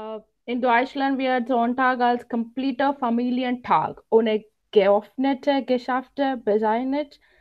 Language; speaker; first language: German; non-native, learner; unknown